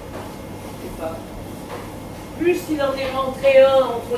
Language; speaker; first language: French; native; French